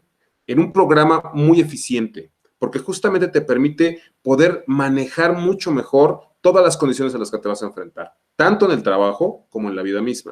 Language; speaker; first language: Spanish; native; Spanish